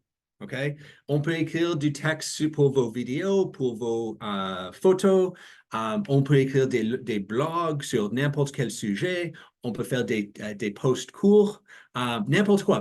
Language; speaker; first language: French; non-native, learner; English